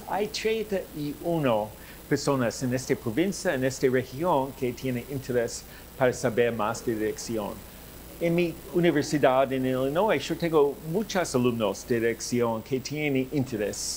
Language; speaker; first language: Spanish; non-native, learner; English